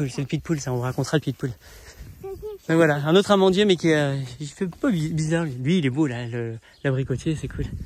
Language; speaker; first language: French; native; French